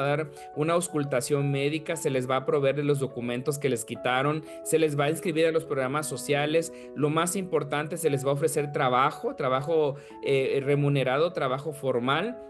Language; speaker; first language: Spanish; native; Spanish